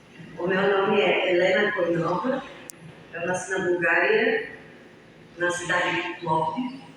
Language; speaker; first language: Portuguese; non-native, fluent; Bulgarian